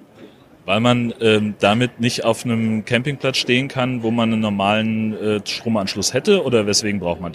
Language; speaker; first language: German; native; German